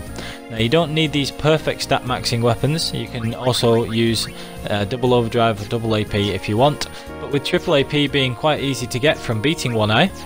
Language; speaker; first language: English; native; English